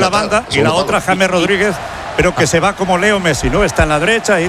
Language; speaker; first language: Spanish; native; Spanish